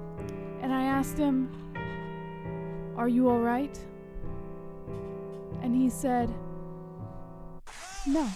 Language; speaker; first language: English; native; English